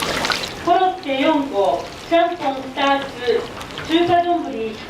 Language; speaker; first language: Japanese; native; Japanese